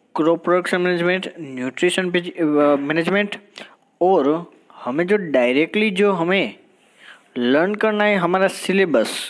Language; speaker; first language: Hindi; non-native, local second language; Gujarati